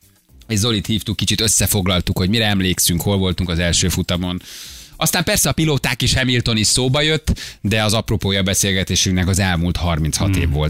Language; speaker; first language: Hungarian; native; Hungarian